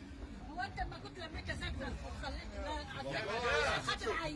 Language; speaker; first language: Arabic; native; Arabic